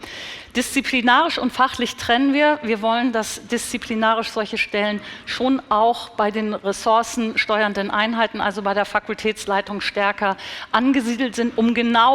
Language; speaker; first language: German; native; German